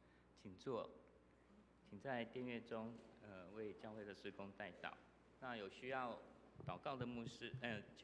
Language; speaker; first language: Chinese; native; Chinese